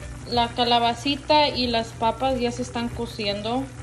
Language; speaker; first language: Spanish; early bilingual, heritage; Spanish